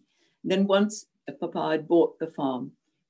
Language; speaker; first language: English; non-native, local second language; Czech